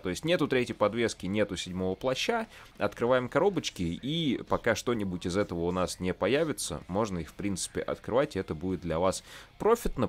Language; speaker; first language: Russian; native; Russian